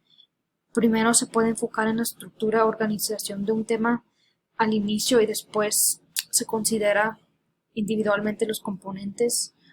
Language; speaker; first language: Spanish; early bilingual, heritage; Spanish